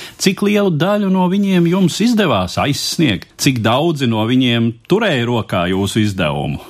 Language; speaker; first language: Latvian; native; Latvian